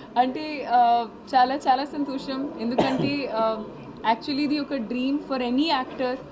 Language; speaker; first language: Telugu; non-native, learner; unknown